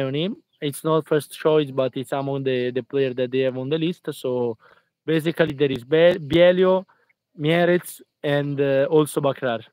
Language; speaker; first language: English; non-native, fluent; Italian